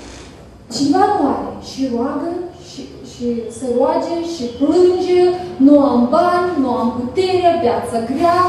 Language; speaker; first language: Romanian; non-native, learner; Russian